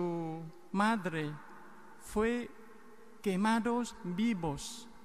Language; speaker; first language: Spanish; non-native, fluent; Vietnamese